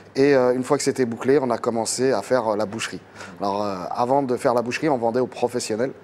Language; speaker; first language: French; native; French